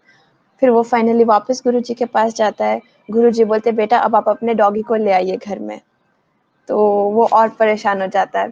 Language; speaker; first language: Hindi; native; Hindi